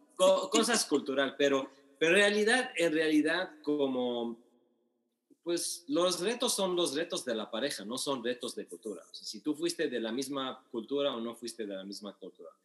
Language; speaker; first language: Spanish; non-native, fluent; Arabic